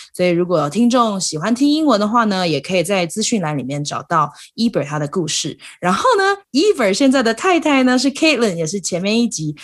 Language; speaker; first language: Chinese; native; Chinese